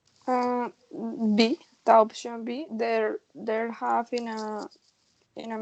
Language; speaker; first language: English; non-native, learner; Spanish